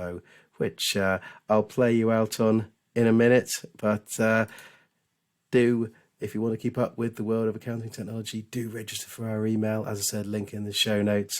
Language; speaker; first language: English; native; English